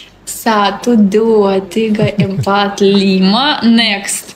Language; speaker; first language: Indonesian; non-native, learner; Russian